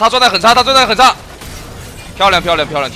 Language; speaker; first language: Chinese; native; Chinese